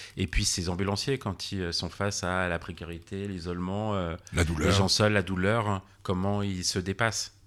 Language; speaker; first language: French; native; French